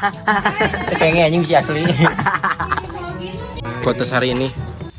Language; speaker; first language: Indonesian; non-native, local second language; Sundanese